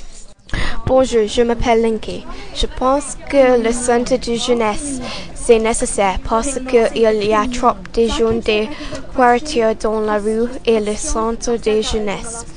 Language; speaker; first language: French; non-native, learner; English